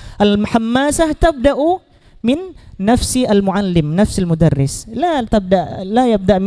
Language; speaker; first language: Arabic; non-native, fluent; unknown